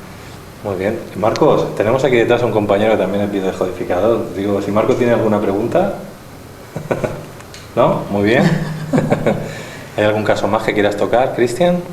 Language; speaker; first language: Spanish; native; Spanish